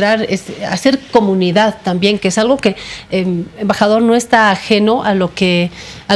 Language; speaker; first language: Spanish; native; Spanish